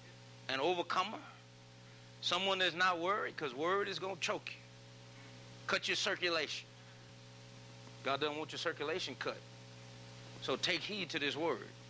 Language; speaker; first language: English; native; English